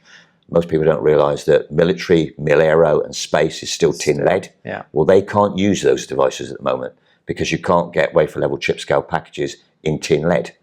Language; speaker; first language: English; native; English